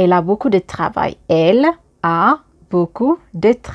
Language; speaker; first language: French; non-native, fluent; Amharic